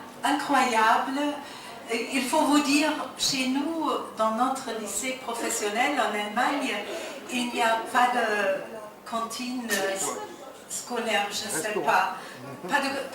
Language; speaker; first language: French; non-native, fluent; German